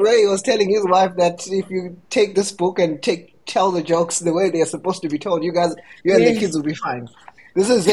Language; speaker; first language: English; non-native, local second language; Shona